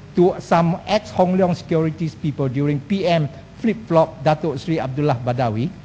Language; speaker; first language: English; non-native, local second language; Malay